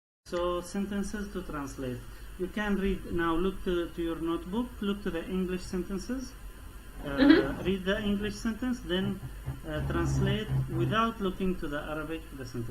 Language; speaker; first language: English; non-native, fluent; Arabic